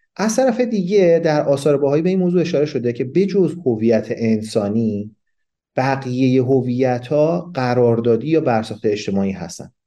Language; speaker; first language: Persian; non-native, local second language; Kurdish